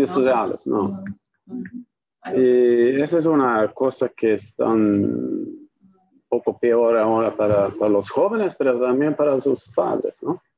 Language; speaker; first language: Spanish; non-native, fluent; Swedish